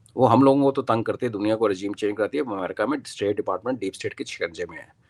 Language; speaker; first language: Hindi; non-native, local second language; Kashmiri